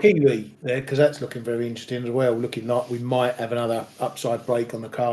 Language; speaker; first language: English; native; English